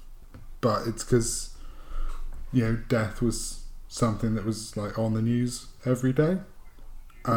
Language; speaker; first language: English; native; English